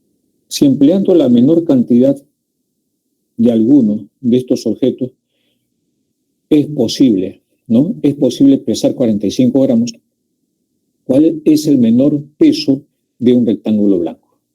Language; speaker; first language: Spanish; native; Spanish